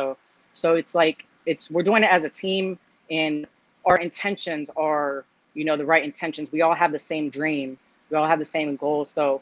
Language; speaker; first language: English; native; English